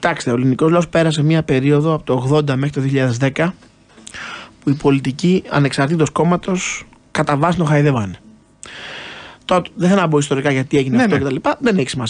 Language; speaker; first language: Greek; native; Greek